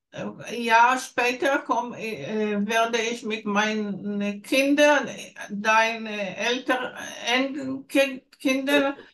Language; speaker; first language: German; non-native, learner; Hebrew